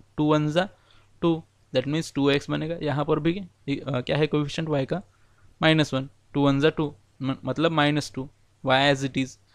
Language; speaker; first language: Hindi; non-native, local second language; Marathi